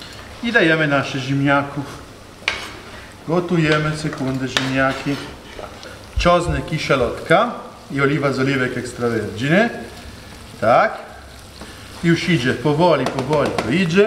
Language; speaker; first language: Polish; non-native, learner; Italian